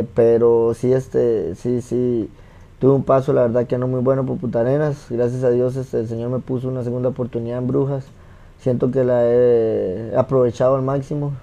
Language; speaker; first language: Spanish; native; Spanish